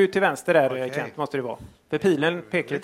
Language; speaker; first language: Swedish; native; Swedish